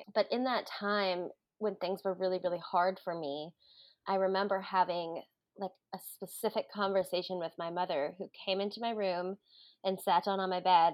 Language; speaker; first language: English; native; English